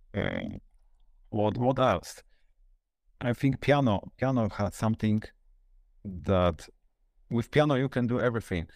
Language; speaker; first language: English; non-native, fluent; Polish